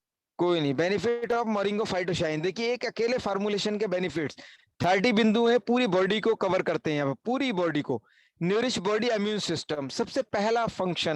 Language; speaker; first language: Hindi; native; Hindi